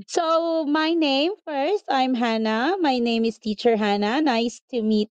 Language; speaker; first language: English; non-native, local second language; Filipino